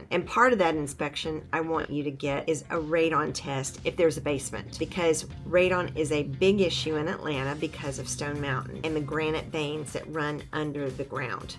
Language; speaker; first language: English; native; English